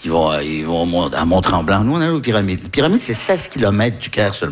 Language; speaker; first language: French; early bilingual, other home language; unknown